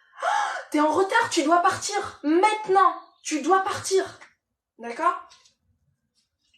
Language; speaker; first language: French; non-native, local second language; Arabic